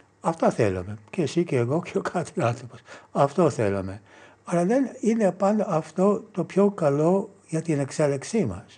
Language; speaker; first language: Greek; non-native, fluent; English